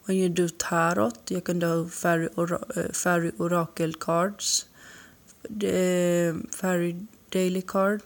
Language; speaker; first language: English; non-native, learner; Swedish